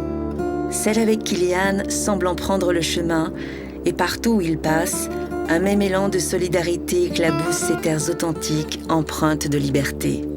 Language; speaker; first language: French; native; French